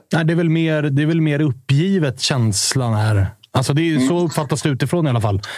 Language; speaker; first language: Swedish; native; Swedish